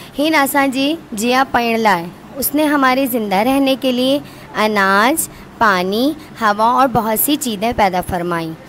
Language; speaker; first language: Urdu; non-native, local second language; Sindhi